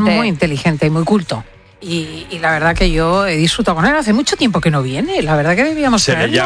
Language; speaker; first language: Spanish; native; Spanish